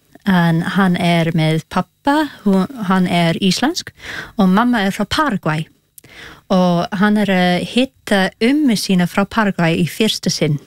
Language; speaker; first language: Icelandic; non-native, learner; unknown